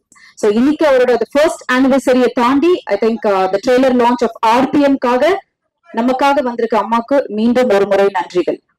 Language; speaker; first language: Tamil; native; Tamil